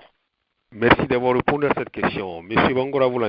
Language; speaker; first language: French; non-native, local second language; Susu